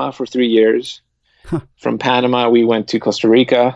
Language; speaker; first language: English; non-native, fluent; Spanish